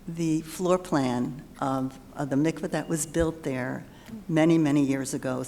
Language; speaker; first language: English; early bilingual, other home language; German